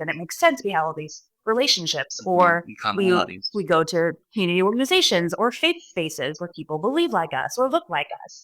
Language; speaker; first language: English; native; English